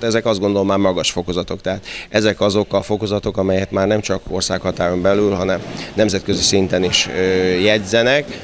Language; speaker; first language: Hungarian; native; Hungarian